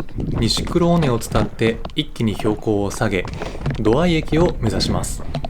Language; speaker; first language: Japanese; native; Japanese